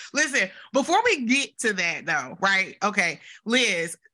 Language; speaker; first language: English; native; English